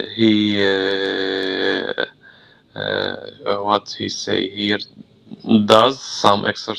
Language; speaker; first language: English; non-native, learner; Arabic